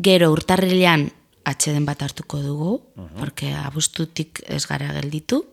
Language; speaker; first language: Basque; non-native, local second language; Spanish